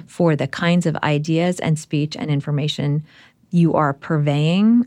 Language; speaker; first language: English; native; English